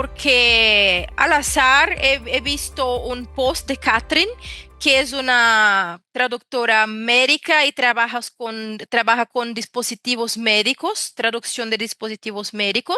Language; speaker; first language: Spanish; non-native, fluent; Portuguese